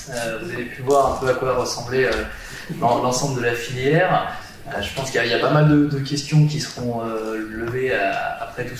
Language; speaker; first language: French; native; French